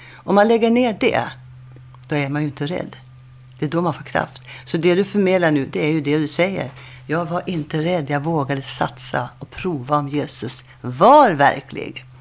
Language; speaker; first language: Swedish; native; Swedish